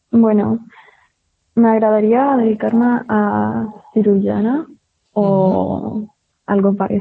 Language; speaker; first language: Catalan; non-native, local second language; Spanish